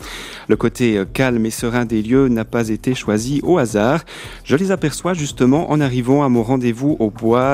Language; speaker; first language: French; native; French